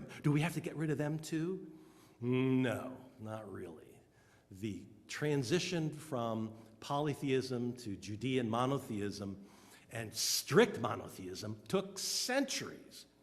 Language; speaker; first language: English; native; English